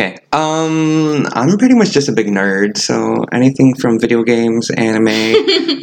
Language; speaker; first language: English; native; English